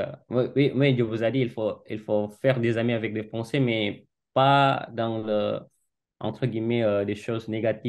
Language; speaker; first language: French; non-native, fluent; Indonesian